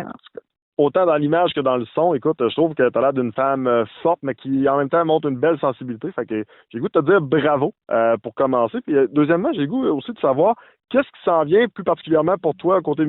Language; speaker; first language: French; native; French